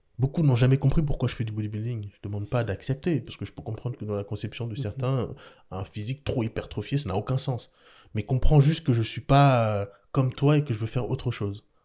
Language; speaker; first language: French; early bilingual, other home language; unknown